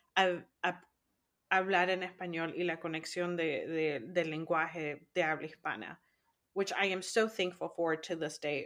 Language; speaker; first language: Spanish; early bilingual, heritage; Spanish